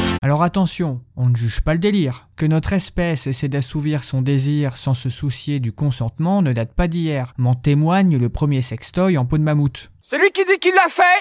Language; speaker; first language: French; native; French